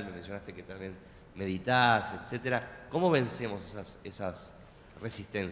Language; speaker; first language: Spanish; native; Spanish